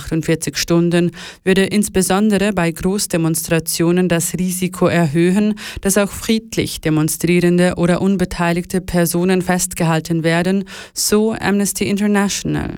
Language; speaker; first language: German; native; German